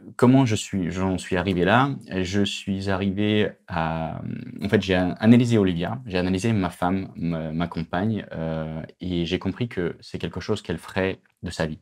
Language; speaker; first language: French; non-native, fluent; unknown